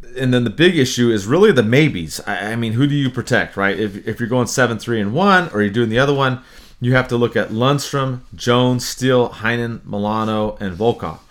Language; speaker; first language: English; native; English